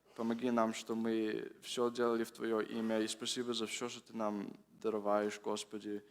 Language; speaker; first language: Russian; early bilingual, heritage; Russian